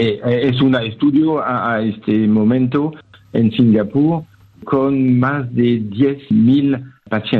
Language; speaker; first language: Spanish; non-native, fluent; French